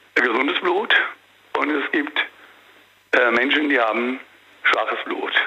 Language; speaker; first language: German; native; German